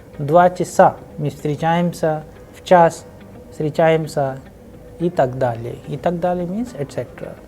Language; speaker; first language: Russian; non-native, fluent; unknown